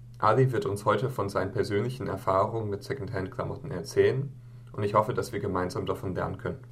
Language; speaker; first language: German; native; German